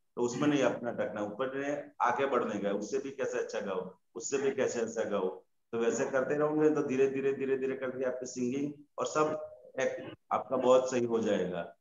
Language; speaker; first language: Hindi; non-native, local second language; Gujarati